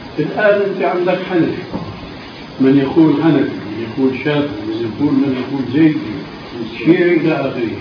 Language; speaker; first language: Arabic; early bilingual, other home language; Albanian